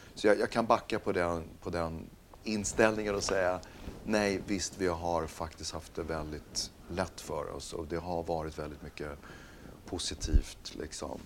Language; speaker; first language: Swedish; native; Swedish